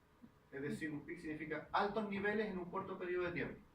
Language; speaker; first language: Spanish; native; Spanish